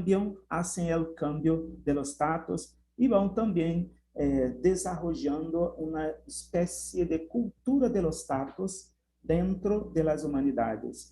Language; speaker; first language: Spanish; non-native, fluent; Portuguese